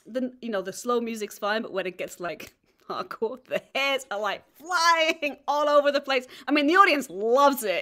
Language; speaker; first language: English; native; English